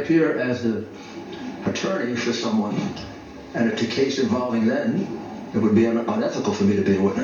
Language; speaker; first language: English; native; English